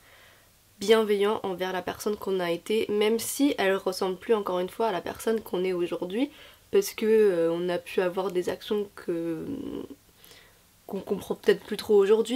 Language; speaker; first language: French; native; French